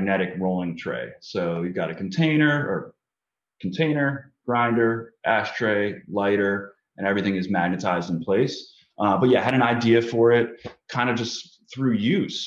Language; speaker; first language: English; native; English